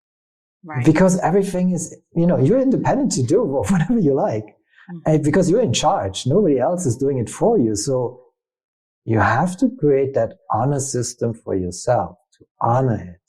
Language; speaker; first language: English; non-native, fluent; German